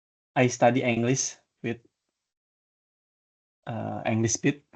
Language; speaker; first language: English; non-native, learner; Indonesian